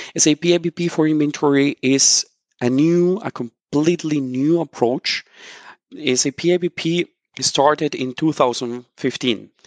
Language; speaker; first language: English; non-native, fluent; Spanish